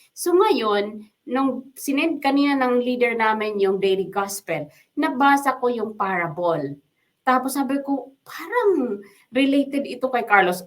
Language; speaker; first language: Filipino; non-native, local second language; Waray